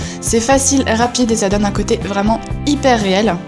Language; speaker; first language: French; native; French